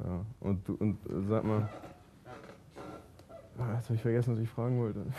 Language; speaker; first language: German; native; German